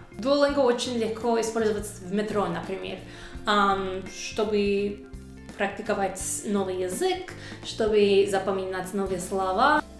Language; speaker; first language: Russian; non-native, fluent; English